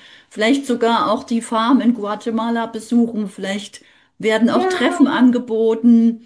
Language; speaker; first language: German; native; German